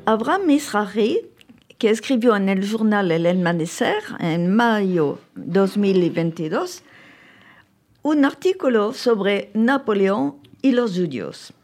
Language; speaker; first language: Spanish; early bilingual, heritage; French